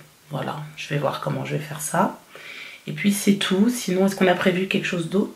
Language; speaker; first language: French; native; French